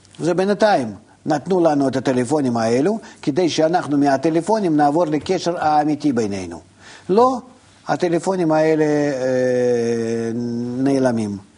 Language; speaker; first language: Hebrew; non-native, fluent; Russian